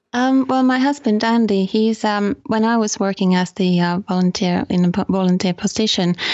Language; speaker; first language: English; non-native, fluent; Finnish